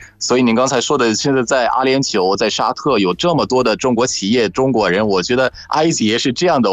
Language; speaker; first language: Chinese; non-native, fluent; Arabic